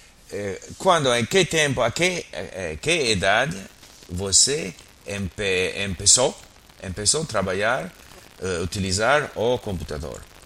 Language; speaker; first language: Portuguese; non-native, learner; English